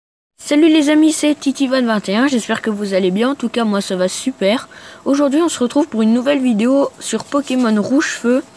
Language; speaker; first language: French; native; French